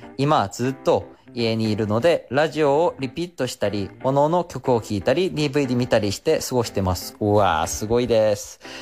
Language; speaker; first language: Japanese; non-native, fluent; Korean